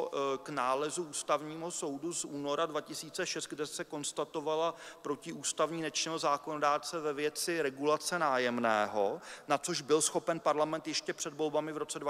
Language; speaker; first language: Czech; native; Czech